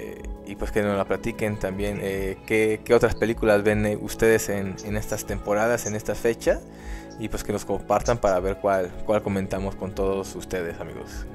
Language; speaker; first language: Spanish; native; Spanish